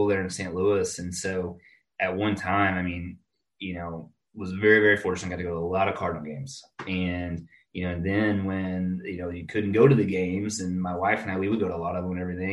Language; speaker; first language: English; native; English